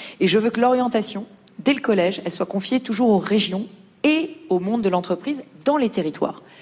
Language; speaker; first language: French; native; French